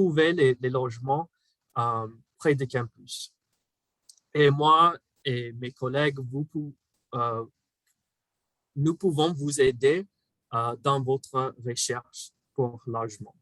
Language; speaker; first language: French; non-native, fluent; English